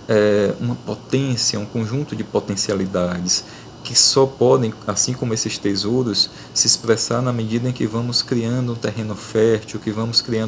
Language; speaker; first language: Portuguese; native; Portuguese